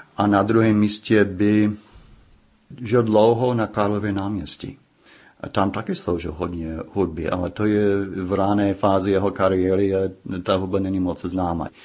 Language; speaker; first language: Czech; non-native, fluent; English